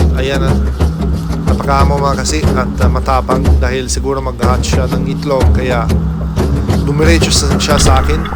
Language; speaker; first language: Filipino; non-native, fluent; Italian